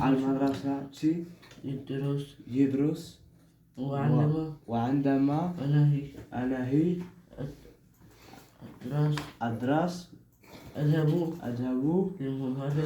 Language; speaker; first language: Arabic; non-native, learner; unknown